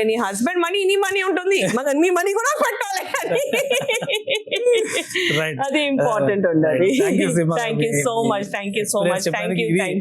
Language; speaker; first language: Telugu; non-native, local second language; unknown